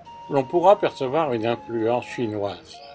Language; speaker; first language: French; native; French